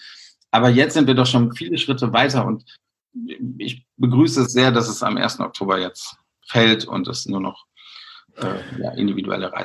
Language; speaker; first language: German; native; German